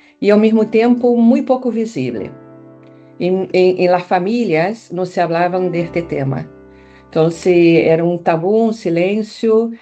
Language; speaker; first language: Spanish; non-native, fluent; Portuguese